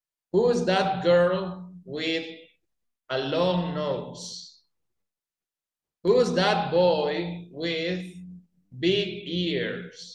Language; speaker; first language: English; non-native, fluent; Spanish